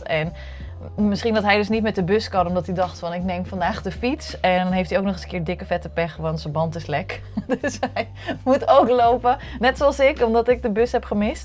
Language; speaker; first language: Dutch; native; Dutch